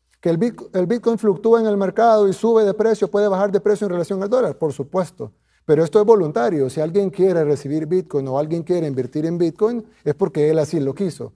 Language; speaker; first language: Spanish; native; Spanish